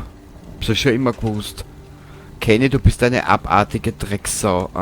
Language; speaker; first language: German; native; German